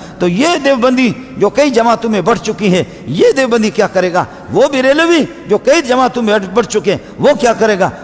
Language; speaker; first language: Urdu; non-native, local second language; Baluchi